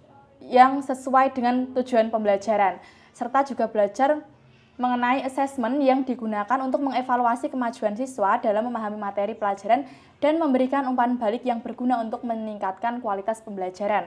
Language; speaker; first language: Indonesian; native; Indonesian